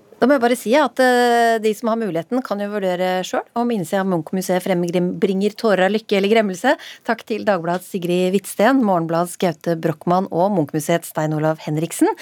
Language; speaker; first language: Norwegian; native; Norwegian